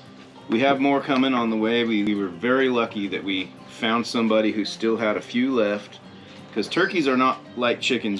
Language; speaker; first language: English; native; English